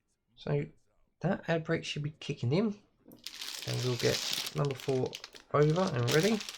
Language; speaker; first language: English; native; English